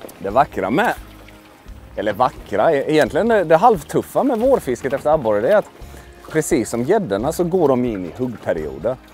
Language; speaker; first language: Swedish; early bilingual, other home language; Russian